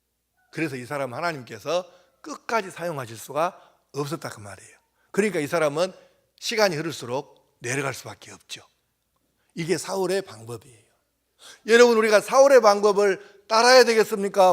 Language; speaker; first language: Korean; native; Korean